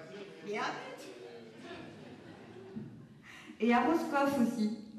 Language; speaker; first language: French; native; French